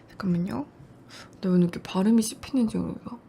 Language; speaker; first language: Korean; native; Korean